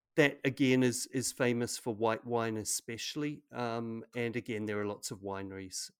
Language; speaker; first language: English; native; English